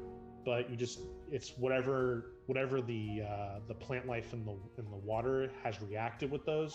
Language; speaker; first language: English; native; English